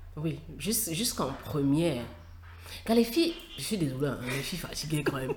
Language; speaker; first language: French; native; French